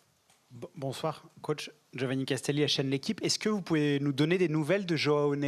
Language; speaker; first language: French; native; French